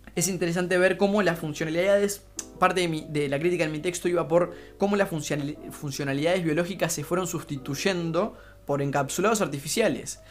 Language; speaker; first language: Spanish; native; Spanish